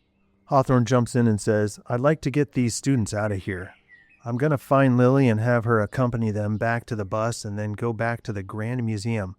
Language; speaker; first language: English; native; English